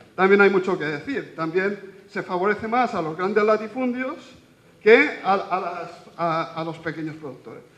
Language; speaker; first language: Spanish; non-native, local second language; Catalan